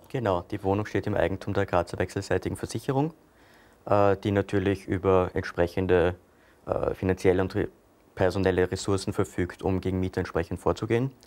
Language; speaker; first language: German; native; German